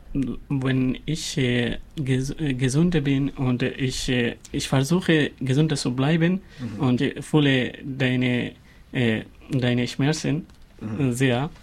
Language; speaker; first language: German; non-native, learner; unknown